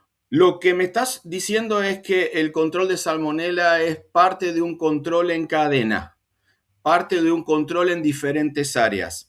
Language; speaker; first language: Spanish; native; Spanish